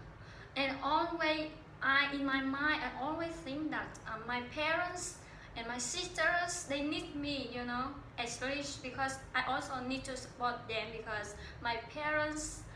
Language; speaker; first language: English; non-native, learner; Vietnamese